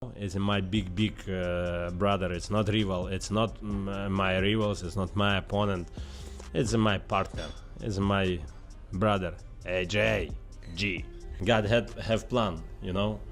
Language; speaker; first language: English; non-native, learner; Ukrainian